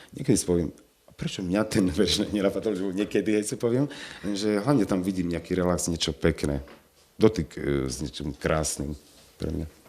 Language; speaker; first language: Slovak; non-native, local second language; Romany